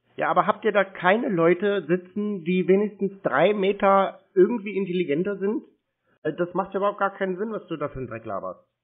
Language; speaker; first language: German; native; German